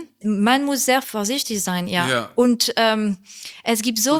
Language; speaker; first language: German; non-native, learner; French